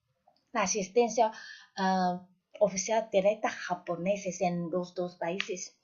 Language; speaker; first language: Spanish; non-native, fluent; Chinese